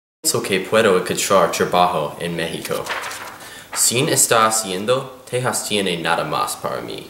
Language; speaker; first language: Spanish; non-native, learner; English